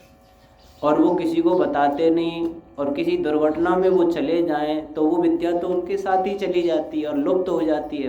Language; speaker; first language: Hindi; native; Hindi